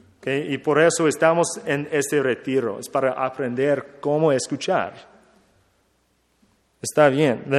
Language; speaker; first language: Spanish; non-native, learner; English